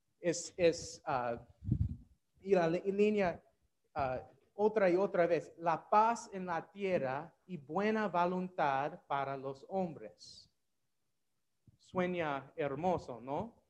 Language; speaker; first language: Spanish; non-native, learner; English